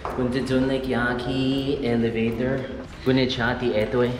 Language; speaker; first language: English; native; English